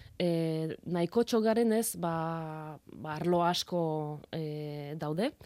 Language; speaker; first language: Basque; non-native, fluent; Polish